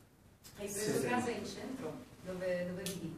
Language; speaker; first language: Italian; native; Italian